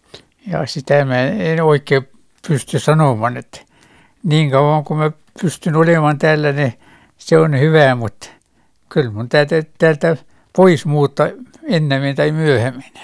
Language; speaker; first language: Finnish; non-native, local second language; Swedish